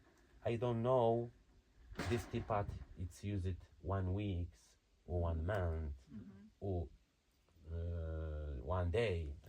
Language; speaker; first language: English; non-native, learner; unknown